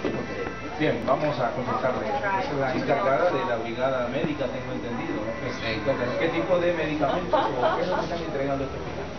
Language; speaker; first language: Spanish; native; Spanish